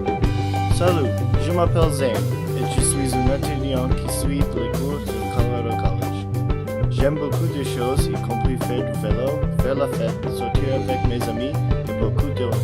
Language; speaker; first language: French; non-native, learner; English